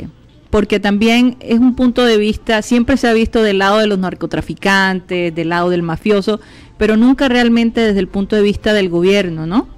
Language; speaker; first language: Spanish; native; Spanish